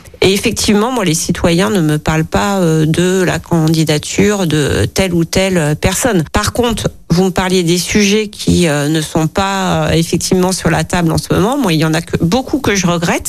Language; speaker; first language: French; native; French